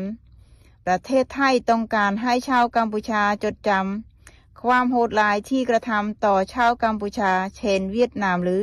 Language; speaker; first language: Thai; non-native, local second language; Khmer